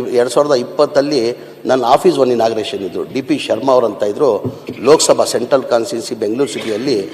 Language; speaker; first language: Kannada; non-native, local second language; Urdu